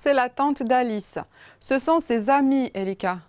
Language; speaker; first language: French; non-native, fluent; Romanian